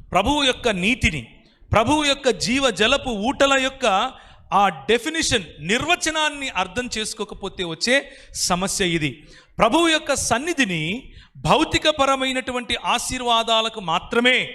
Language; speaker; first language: Telugu; native; Telugu